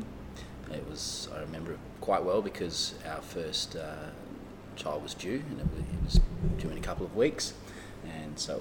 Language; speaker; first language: English; native; English